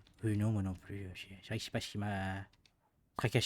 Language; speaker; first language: French; native; French